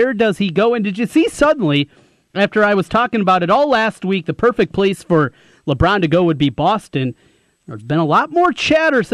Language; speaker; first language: English; native; English